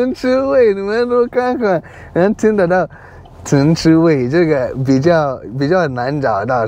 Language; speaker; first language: Chinese; non-native, learner; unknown